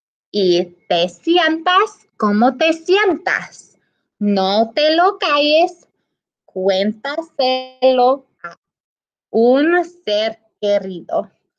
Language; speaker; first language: Spanish; non-native, learner; English